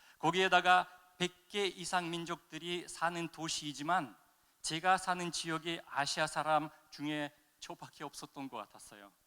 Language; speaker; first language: Korean; non-native, fluent; Russian